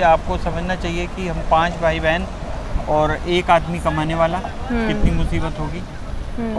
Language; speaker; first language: Hindi; native; Hindi